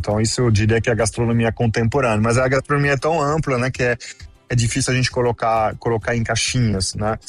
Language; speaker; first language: Portuguese; non-native, fluent; French